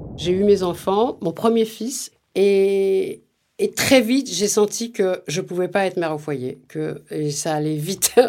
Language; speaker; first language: French; native; French